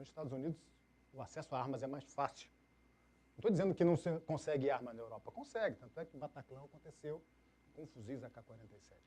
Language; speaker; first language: Portuguese; native; Portuguese